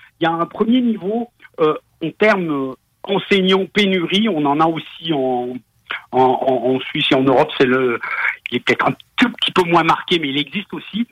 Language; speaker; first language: French; native; French